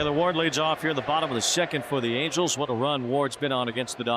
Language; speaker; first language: English; native; English